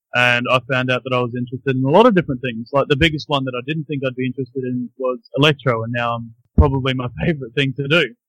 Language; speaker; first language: English; native; English